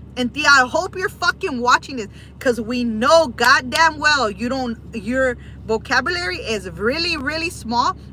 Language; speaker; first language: English; early bilingual, other home language; Spanish